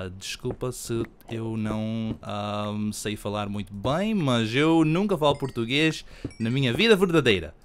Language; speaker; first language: Portuguese; early bilingual, heritage; Portuguese